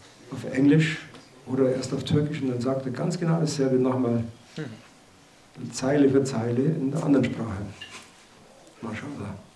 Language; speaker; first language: German; native; German